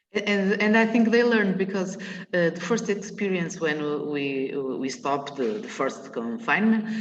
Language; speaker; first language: English; non-native, learner; Portuguese